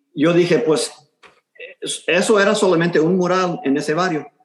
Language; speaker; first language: Spanish; early bilingual, heritage; Spanish